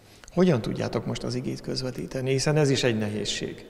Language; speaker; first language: Hungarian; native; Hungarian